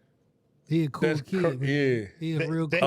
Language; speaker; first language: English; native; English